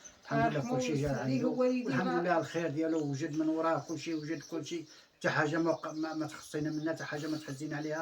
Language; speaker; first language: Arabic; native; Arabic